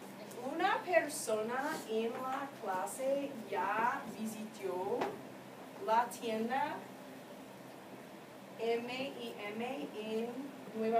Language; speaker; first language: Spanish; non-native, fluent; English